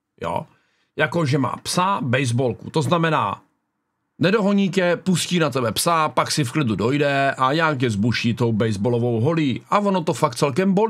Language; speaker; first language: Czech; native; Czech